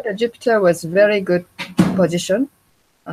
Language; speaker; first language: English; non-native, learner; Japanese